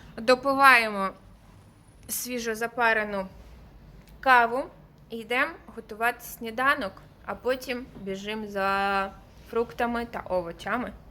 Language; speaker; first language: Ukrainian; native; Ukrainian